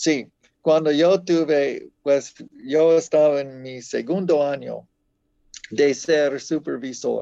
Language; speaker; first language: Spanish; non-native, fluent; English